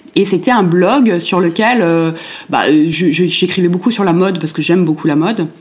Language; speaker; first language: French; early bilingual, other home language; German